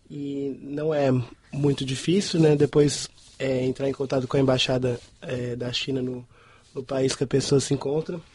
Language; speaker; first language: Portuguese; native; Portuguese